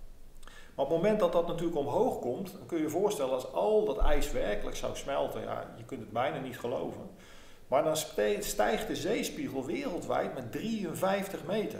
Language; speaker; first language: Dutch; native; Dutch